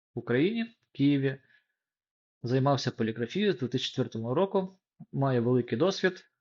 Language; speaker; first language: Ukrainian; non-native, local second language; Russian